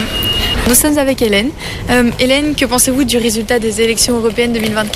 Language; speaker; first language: French; native; French